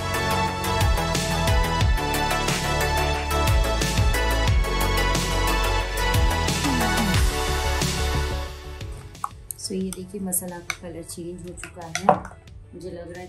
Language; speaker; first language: Hindi; non-native, local second language; Bangla